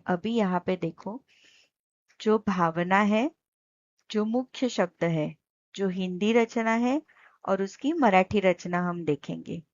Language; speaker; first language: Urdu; non-native, local second language; Marathi